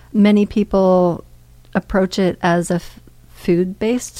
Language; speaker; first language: English; native; English